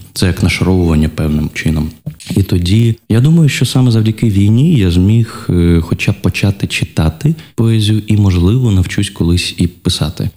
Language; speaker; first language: Ukrainian; non-native, local second language; Russian